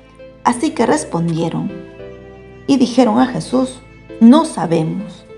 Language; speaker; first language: Spanish; native; Spanish